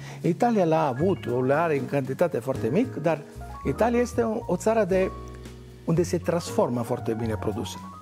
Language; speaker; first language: Romanian; non-native, fluent; Italian